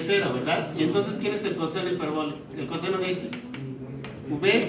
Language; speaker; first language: Spanish; native; Spanish